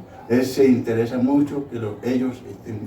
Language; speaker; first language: Spanish; native; Spanish